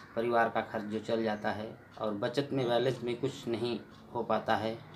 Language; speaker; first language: Hindi; native; Hindi